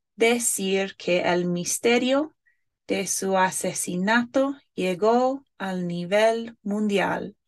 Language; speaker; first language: Spanish; non-native, fluent; English